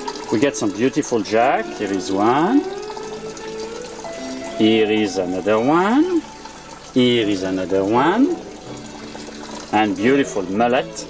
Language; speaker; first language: English; non-native, learner; French